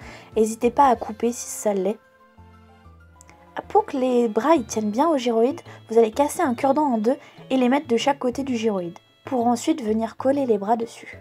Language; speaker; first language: French; native; French